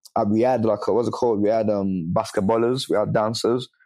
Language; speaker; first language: English; non-native, local second language; Yoruba